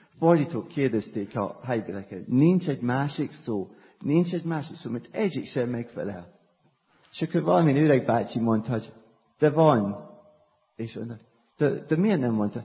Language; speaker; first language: Hungarian; non-native, fluent; English